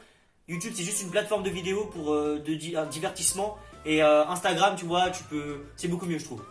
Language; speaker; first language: French; native; French